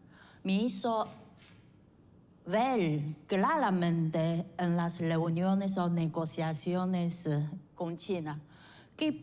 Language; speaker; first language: Spanish; non-native, fluent; Chinese